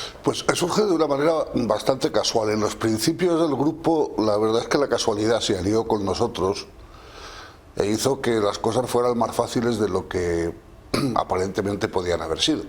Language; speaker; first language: Spanish; native; Spanish